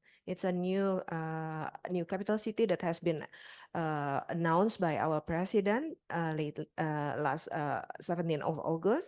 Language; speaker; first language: English; non-native, fluent; Indonesian